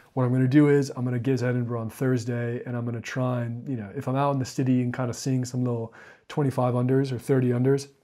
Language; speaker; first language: English; native; English